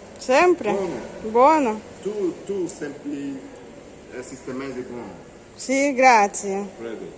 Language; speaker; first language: Italian; non-native, learner; Ukrainian